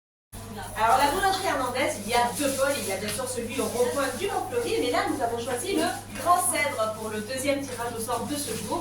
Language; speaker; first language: French; native; French